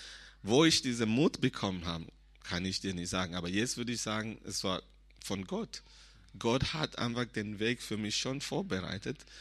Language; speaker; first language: German; non-native, fluent; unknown